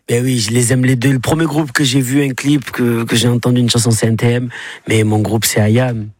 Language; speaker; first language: French; native; French